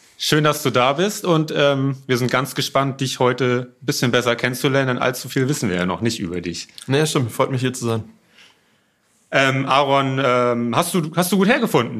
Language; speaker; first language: German; native; German